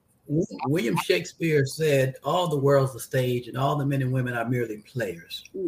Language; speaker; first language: English; native; English